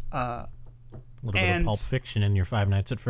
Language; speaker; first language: English; native; English